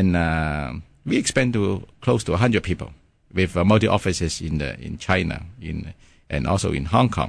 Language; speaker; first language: English; non-native, local second language; Cantonese